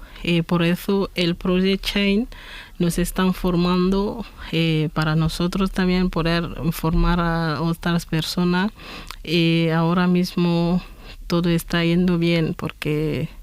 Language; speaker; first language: Spanish; non-native, fluent; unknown